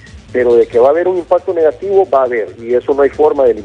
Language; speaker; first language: Spanish; native; Spanish